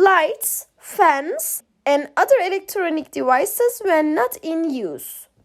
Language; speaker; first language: English; non-native, fluent; Turkish